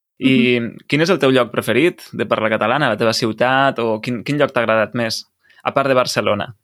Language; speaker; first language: Catalan; native; Catalan